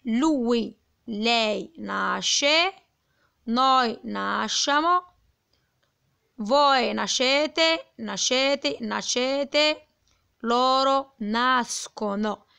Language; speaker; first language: Italian; non-native, fluent; Arabic